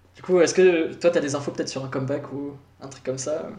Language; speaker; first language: French; native; French